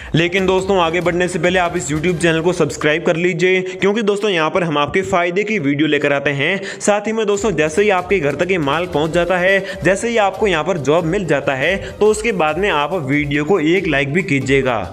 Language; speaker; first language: Hindi; native; Hindi